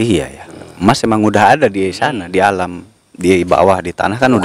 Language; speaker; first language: Indonesian; native; Indonesian